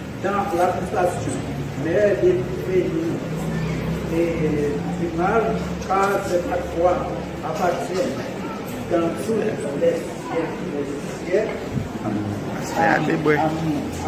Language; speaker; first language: French; non-native, local second language; Haitian Creole